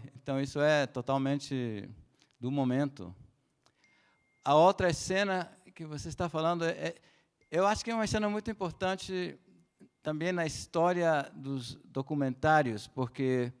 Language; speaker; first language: Portuguese; non-native, fluent; Spanish